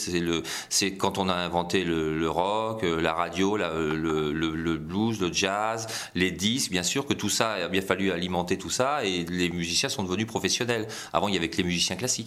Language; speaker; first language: French; native; French